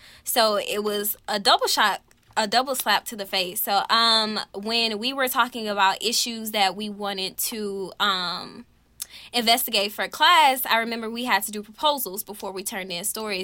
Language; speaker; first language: English; native; English